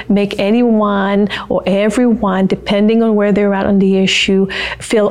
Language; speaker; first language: English; non-native, fluent; French